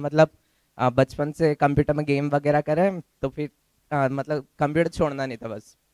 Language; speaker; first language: Hindi; native; Hindi